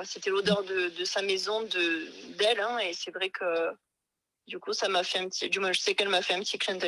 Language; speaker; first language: French; native; French